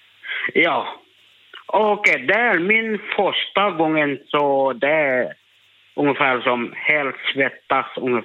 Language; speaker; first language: Swedish; non-native, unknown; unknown